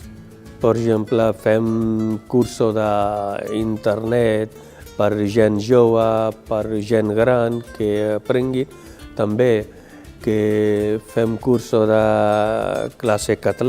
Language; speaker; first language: Catalan; non-native, learner; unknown